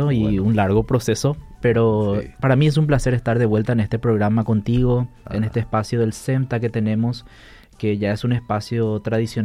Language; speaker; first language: Spanish; non-native, local second language; Guarani